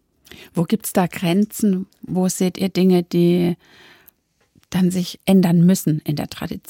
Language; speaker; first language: German; native; German